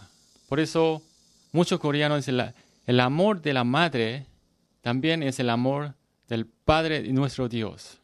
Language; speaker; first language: Spanish; non-native, learner; Korean